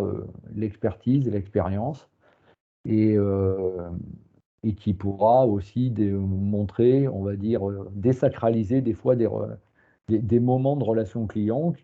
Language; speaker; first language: French; native; French